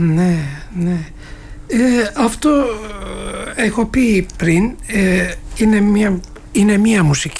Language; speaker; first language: Greek; non-native, learner; Turkish